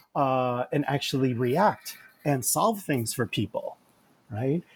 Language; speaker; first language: English; native; English